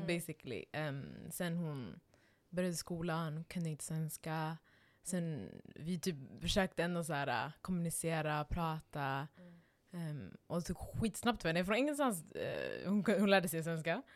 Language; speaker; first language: Swedish; non-native, local second language; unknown